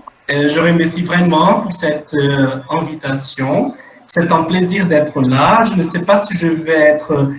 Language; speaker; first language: French; non-native, fluent; Portuguese